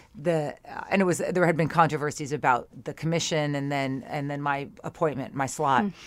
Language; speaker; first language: English; native; English